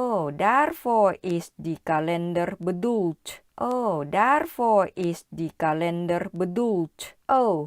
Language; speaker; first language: Dutch; non-native, learner; Thai